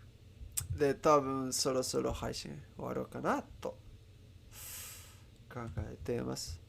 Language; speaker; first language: Japanese; non-native, learner; Spanish